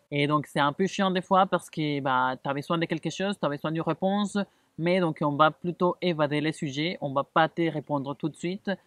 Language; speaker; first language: French; non-native, fluent; Spanish